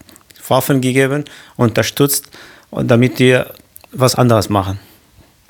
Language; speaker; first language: German; non-native, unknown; Kurdish